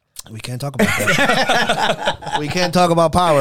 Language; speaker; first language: English; early bilingual, other home language; Spanish